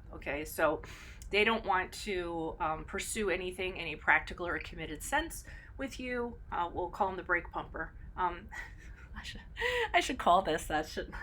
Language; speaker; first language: English; native; English